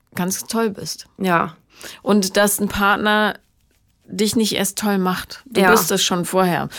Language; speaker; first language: German; native; German